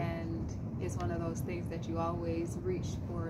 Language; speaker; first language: English; native; English